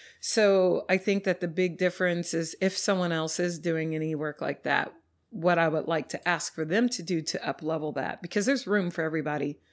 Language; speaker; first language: English; native; English